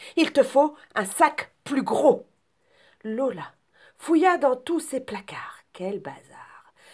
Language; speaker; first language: French; native; French